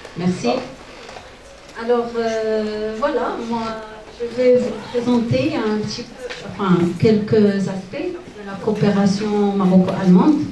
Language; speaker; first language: French; non-native, local second language; Arabic